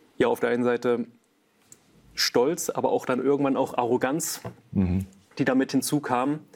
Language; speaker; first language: German; early bilingual, other home language; Vietnamese